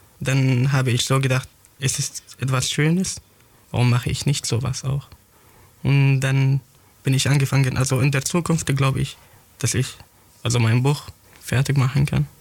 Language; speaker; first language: German; non-native, fluent; Arabic